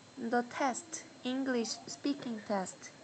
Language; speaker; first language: English; non-native, learner; Korean